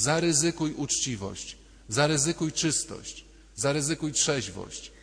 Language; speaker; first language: Polish; native; Polish